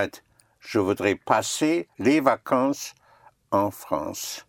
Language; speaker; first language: French; non-native, fluent; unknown